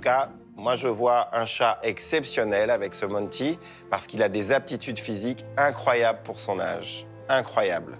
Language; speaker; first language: French; native; French